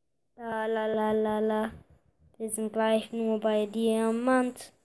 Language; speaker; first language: German; early bilingual, other home language; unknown